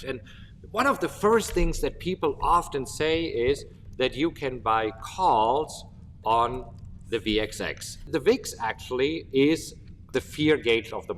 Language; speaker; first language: English; non-native, fluent; German